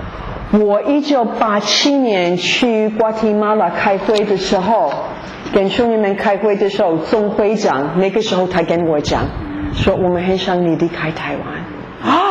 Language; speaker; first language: Chinese; non-native, fluent; English